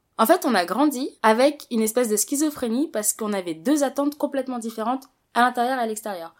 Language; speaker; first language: French; early bilingual, other home language; Wolof